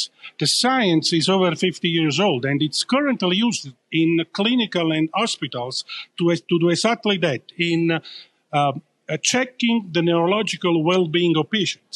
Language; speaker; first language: English; non-native, fluent; Italian